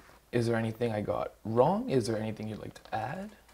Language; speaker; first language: English; early bilingual, other home language; Japanese